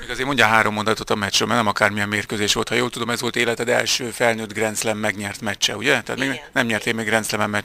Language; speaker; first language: Hungarian; native; Hungarian